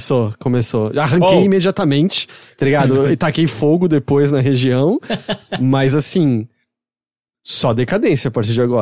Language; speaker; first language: Portuguese; native; Portuguese